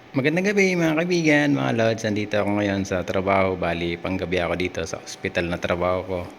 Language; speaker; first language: Filipino; native; Filipino